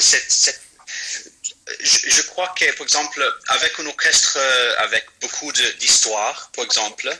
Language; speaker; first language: French; non-native, fluent; English